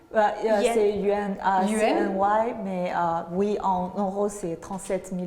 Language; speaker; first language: French; non-native, fluent; Chinese